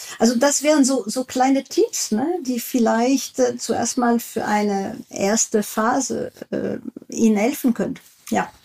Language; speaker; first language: German; non-native, fluent; French